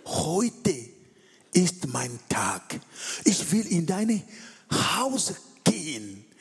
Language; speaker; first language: German; non-native, learner; French